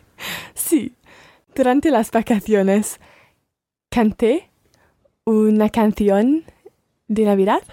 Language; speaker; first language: Spanish; non-native, learner; English